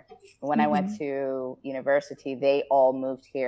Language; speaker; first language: English; native; English